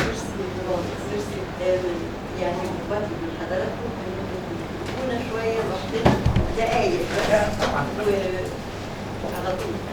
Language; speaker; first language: Arabic; native; Arabic